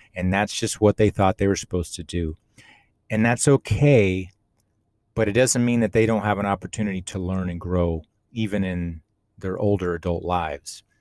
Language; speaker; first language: English; native; English